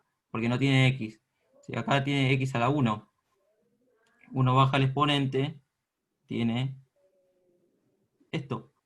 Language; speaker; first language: Spanish; native; Spanish